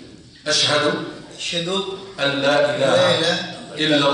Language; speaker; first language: Arabic; native; Arabic